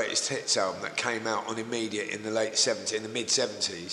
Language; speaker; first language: English; native; English